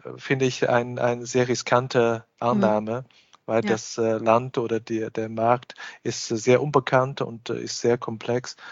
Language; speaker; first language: German; non-native, fluent; Chinese